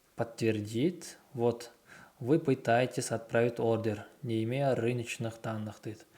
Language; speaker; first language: Russian; non-native, local second language; Kazakh